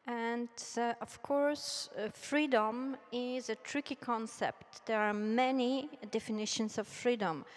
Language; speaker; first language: English; non-native, fluent; Polish